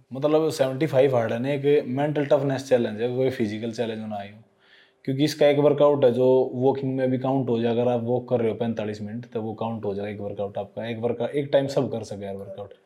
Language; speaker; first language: Hindi; native; Hindi